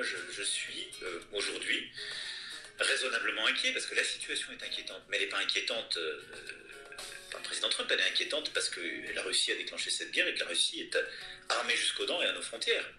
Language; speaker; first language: French; native; French